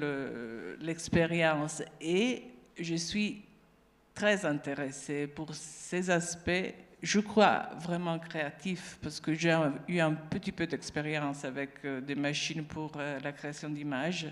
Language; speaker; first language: French; non-native, fluent; Italian